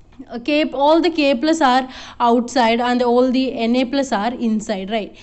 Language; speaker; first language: English; non-native, local second language; Malayalam